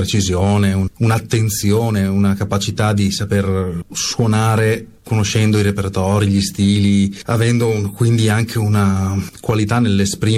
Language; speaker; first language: Italian; native; Italian